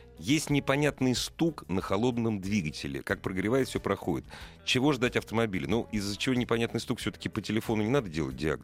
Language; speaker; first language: Russian; native; Russian